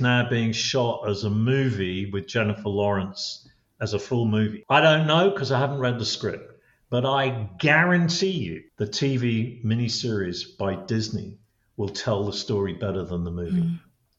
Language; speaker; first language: English; native; English